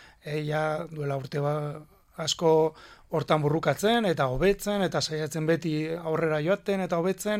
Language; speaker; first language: Basque; non-native, local second language; Spanish